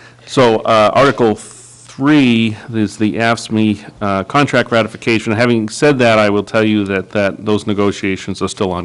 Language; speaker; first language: English; native; English